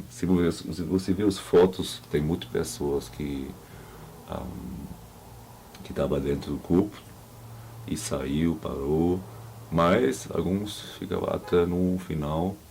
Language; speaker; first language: Portuguese; non-native, learner; German